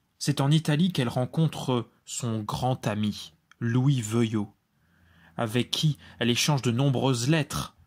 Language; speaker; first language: French; native; French